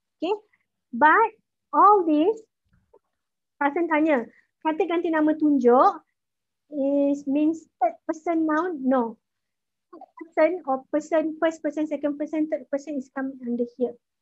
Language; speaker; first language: English; non-native, local second language; Malay